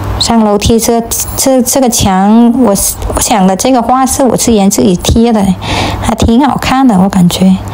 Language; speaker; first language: Chinese; non-native, fluent; Vietnamese